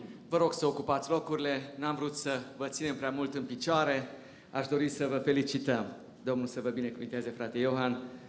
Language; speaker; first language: Romanian; native; Romanian